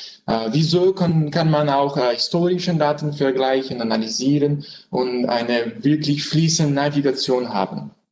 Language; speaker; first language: German; non-native, learner; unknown